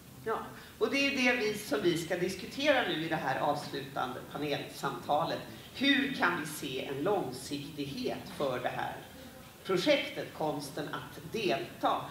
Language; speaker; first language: Swedish; native; Swedish